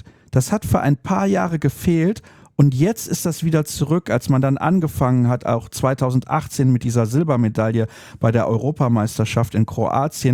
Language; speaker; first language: German; native; German